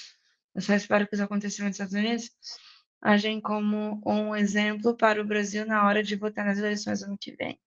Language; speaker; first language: Portuguese; non-native, fluent; English